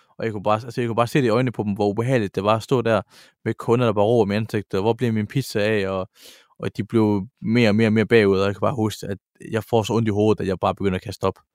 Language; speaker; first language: Danish; early bilingual, other home language; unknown